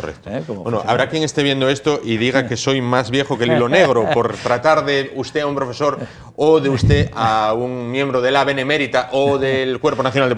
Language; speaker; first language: Spanish; native; Spanish